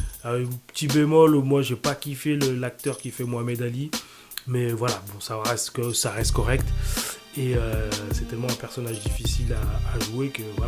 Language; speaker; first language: French; native; French